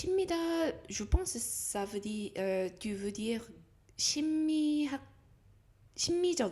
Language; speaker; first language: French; non-native, learner; Korean